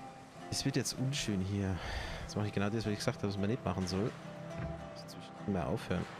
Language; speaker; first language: German; native; German